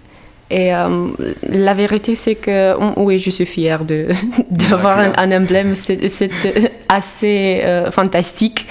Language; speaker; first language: French; non-native, fluent; Romanian